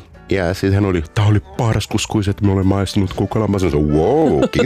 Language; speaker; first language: Finnish; non-native, fluent; Portuguese